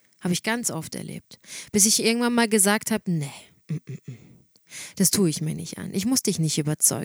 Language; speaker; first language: German; native; German